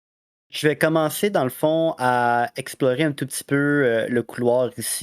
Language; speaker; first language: French; native; French